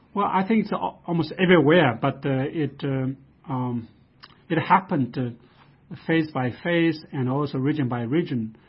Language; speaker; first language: English; non-native, fluent; Chinese